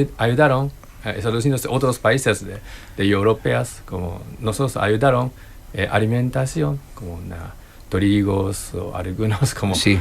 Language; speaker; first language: Spanish; non-native, learner; Japanese